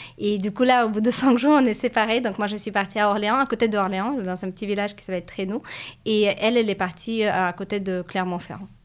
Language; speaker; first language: French; non-native, fluent; Russian